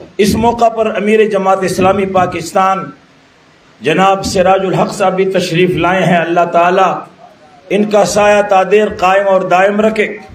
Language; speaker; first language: Urdu; non-native, local second language; Pashto